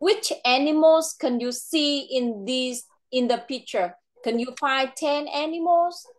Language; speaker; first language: English; non-native, fluent; Vietnamese